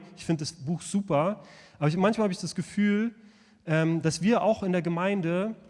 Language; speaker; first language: German; early bilingual, other home language; Lithuanian